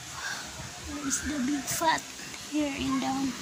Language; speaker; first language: English; non-native, learner; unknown